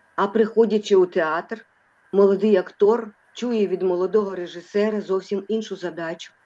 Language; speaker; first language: Ukrainian; non-native, local second language; Russian